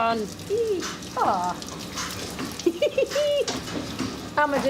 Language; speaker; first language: English; native; English